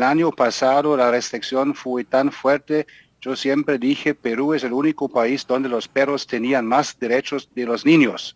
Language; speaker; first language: Spanish; non-native, fluent; German